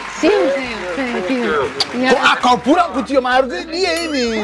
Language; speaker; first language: Indonesian; native; Indonesian